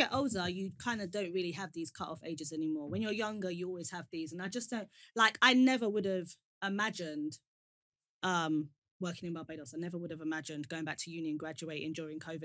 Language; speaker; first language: English; native; English